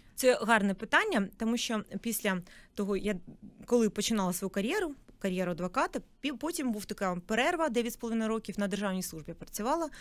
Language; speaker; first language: Ukrainian; non-native, local second language; Russian